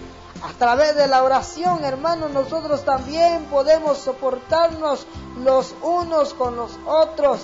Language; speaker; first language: Spanish; native; Spanish